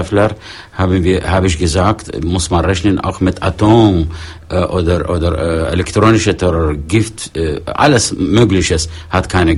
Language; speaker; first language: German; non-native, fluent; Arabic